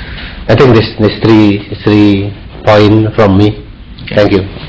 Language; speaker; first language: English; non-native, fluent; Indonesian